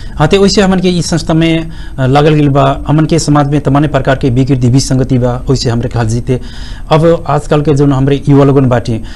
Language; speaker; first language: Bhojpuri; non-native, local second language; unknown